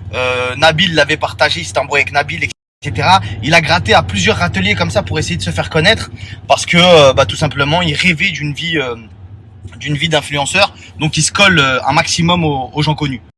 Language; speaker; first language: French; native; French